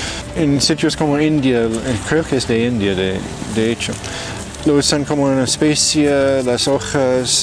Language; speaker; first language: Spanish; non-native, fluent; English